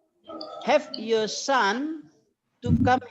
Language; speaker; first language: English; non-native, fluent; Indonesian